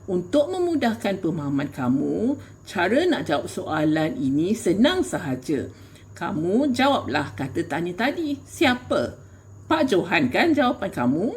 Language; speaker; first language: Malay; native; Malay